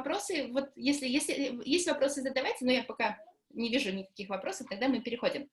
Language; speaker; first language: Russian; native; Russian